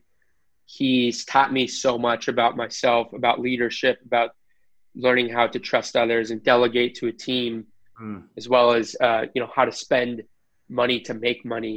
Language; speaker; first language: English; native; English